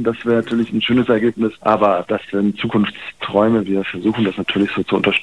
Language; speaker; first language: German; native; German